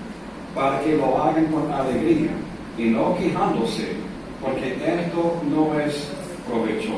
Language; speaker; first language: Spanish; non-native, fluent; English